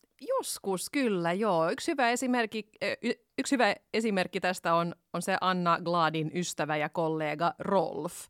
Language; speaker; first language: Finnish; non-native, local second language; Swedish